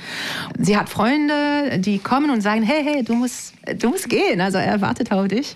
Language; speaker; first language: German; non-native, fluent; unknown